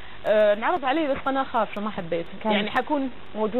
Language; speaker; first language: Arabic; native; Arabic